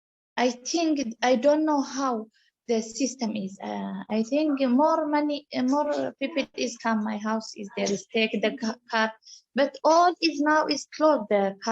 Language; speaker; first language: English; non-native, learner; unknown